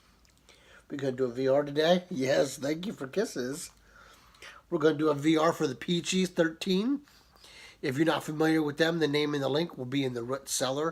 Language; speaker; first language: English; native; English